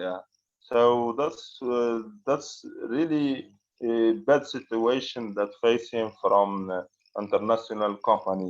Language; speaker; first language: English; non-native, fluent; Arabic